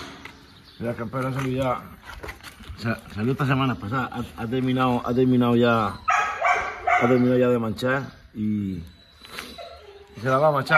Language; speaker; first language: Spanish; native; Spanish